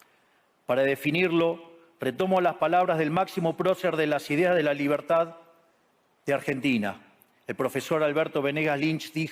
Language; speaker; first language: Spanish; native; Spanish